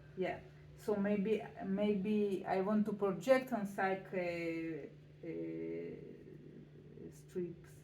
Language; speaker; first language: English; non-native, learner; Russian